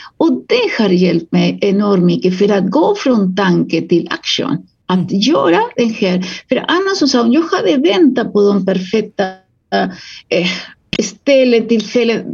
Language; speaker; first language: Swedish; non-native, fluent; Spanish